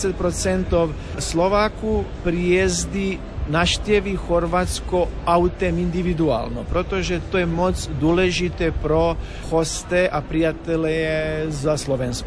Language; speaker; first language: Slovak; non-native, learner; Croatian